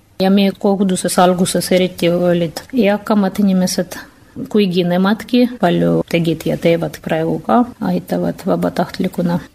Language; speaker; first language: Estonian; non-native, fluent; Russian